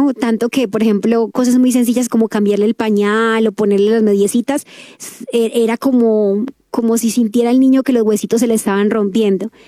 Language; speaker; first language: Spanish; native; Spanish